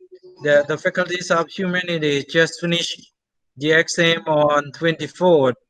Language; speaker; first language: English; non-native, fluent; Thai